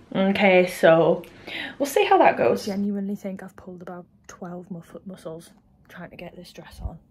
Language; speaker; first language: English; native; English